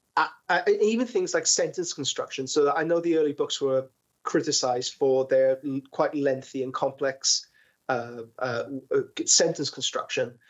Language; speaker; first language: English; native; English